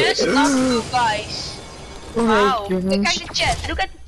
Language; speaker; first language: English; non-native, learner; Dutch